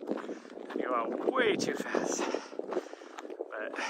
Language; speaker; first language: English; native; English